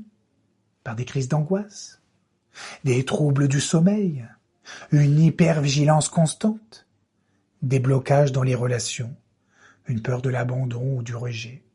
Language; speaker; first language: French; native; French